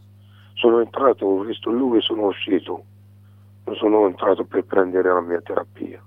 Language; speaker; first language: Italian; non-native, learner; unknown